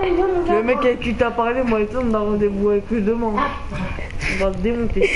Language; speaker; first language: French; native; French